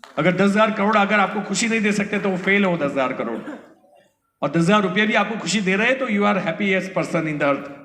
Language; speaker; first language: Hindi; non-native, local second language; Gujarati